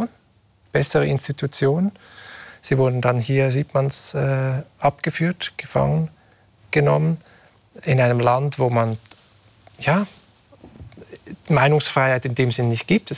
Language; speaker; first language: German; native; German